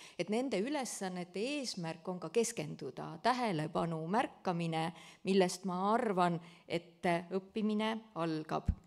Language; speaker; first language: Estonian; native; Estonian